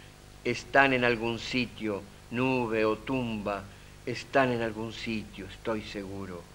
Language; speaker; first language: Spanish; native; Spanish